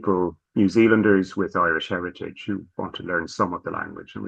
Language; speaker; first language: English; native; English